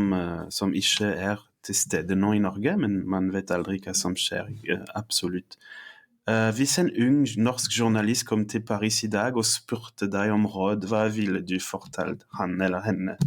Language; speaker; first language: Norwegian; non-native, fluent; French